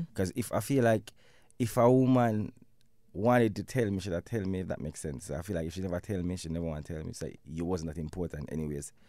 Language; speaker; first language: English; non-native, local second language; Jamaican Creole English